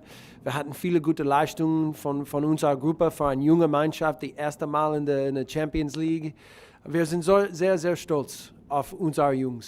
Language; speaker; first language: German; non-native, learner; English